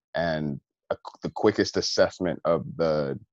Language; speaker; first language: English; native; English